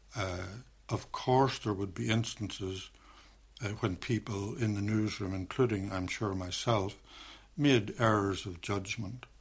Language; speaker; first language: English; native; English